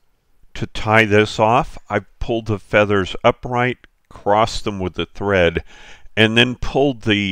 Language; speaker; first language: English; native; English